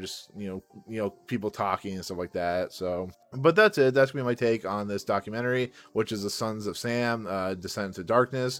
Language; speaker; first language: English; native; English